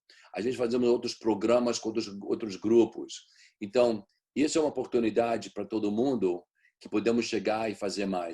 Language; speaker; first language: Portuguese; early bilingual, heritage; Portuguese